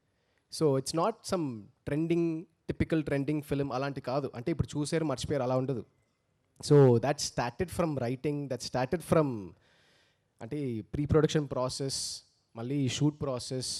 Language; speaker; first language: Telugu; early bilingual, heritage; Telugu